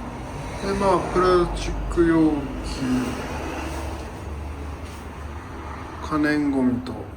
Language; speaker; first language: Japanese; native; Japanese